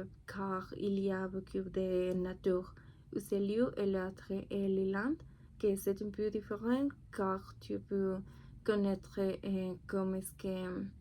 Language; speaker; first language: French; non-native, learner; Spanish